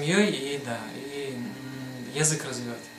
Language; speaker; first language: Russian; native; Russian